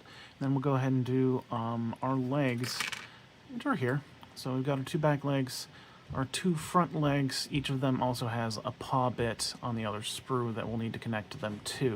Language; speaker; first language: English; native; English